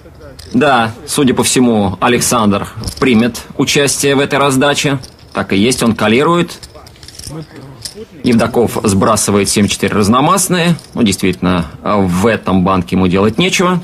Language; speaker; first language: Russian; native; Russian